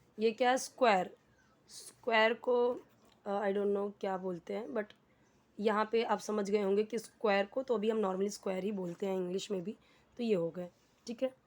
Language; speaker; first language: Hindi; native; Hindi